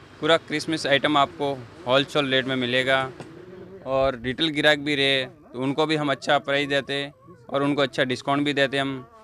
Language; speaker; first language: Hindi; non-native, local second language; Urdu